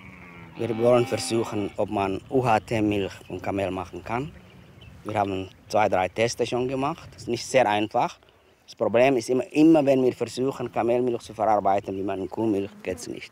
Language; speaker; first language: German; non-native, fluent; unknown